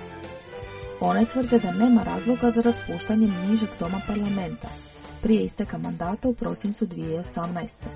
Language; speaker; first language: Croatian; native; Croatian